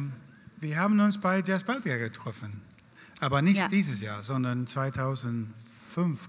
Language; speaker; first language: German; non-native, fluent; Swedish